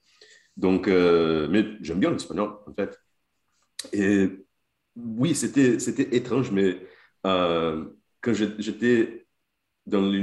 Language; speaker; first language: French; non-native, fluent; Portuguese